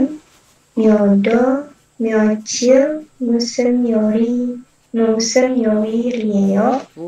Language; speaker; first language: Korean; non-native, learner; Indonesian